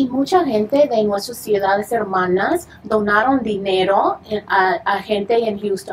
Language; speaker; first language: Spanish; early bilingual, heritage; English